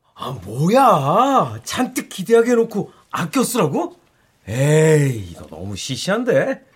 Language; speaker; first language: Korean; native; Korean